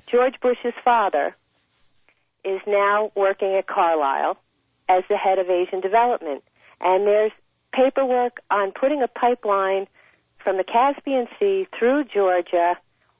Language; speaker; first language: English; native; English